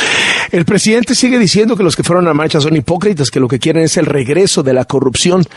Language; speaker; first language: Spanish; native; Spanish